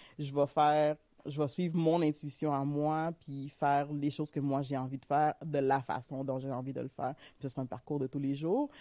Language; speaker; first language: French; early bilingual, other home language; Haitian Creole